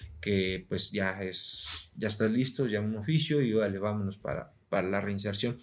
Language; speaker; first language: Spanish; native; Spanish